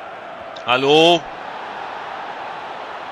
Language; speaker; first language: German; native; German